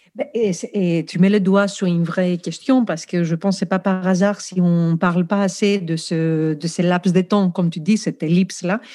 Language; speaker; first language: French; non-native, fluent; Greek